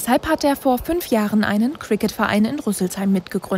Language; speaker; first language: German; native; German